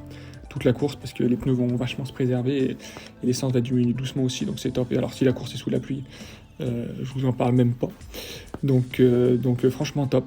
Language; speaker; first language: French; native; French